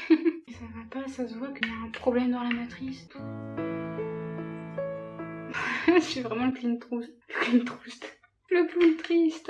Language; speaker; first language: French; native; French